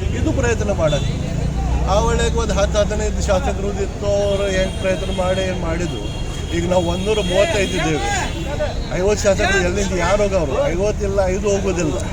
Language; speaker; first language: Kannada; non-native, local second language; Urdu